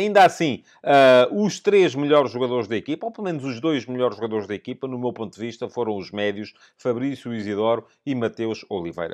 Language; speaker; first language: Portuguese; native; Portuguese